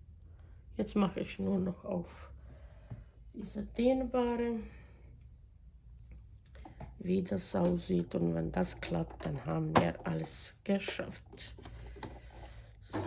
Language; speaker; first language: German; non-native, fluent; Croatian